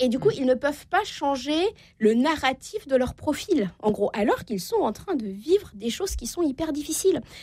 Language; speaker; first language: French; native; French